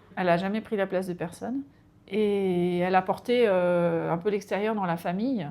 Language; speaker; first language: French; native; French